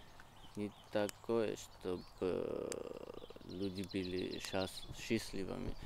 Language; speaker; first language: Russian; non-native, learner; Georgian